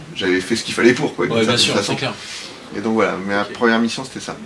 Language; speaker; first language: French; native; French